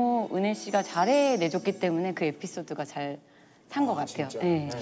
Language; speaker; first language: Korean; native; Korean